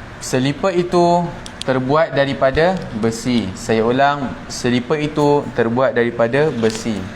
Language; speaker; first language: Malay; native; Malay